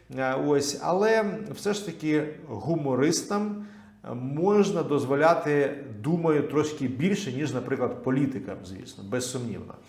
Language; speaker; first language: Ukrainian; non-native, local second language; Russian